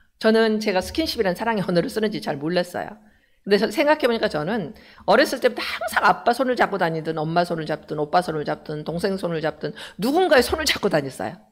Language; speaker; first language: Korean; native; Korean